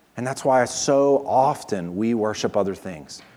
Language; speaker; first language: English; native; English